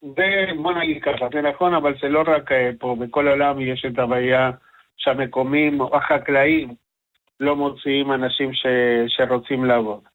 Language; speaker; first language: Hebrew; non-native, fluent; Spanish